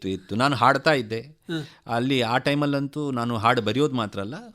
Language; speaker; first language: Kannada; native; Kannada